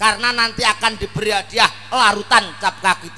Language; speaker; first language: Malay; non-native, local second language; Javanese